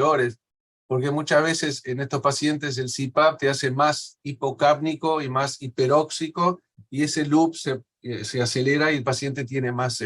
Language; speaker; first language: Spanish; native; Spanish